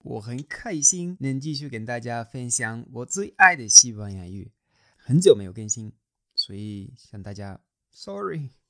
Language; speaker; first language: Chinese; non-native, fluent; Spanish